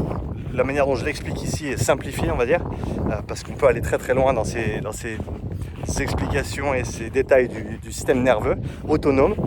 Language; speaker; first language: French; native; French